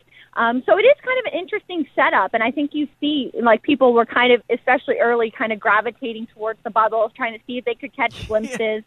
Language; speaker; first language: English; native; English